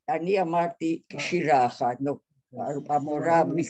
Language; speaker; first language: Hebrew; non-native, fluent; Hungarian